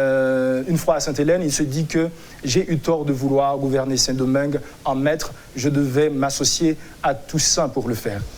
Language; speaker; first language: French; non-native, local second language; Haitian Creole